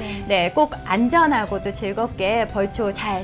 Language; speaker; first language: Korean; native; Korean